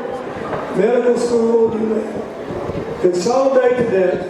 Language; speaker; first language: English; native; English